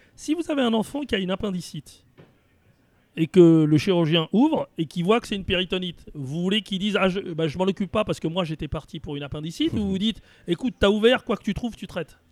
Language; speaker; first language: French; native; French